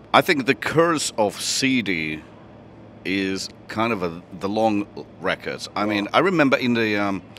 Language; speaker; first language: English; non-native, fluent; Finnish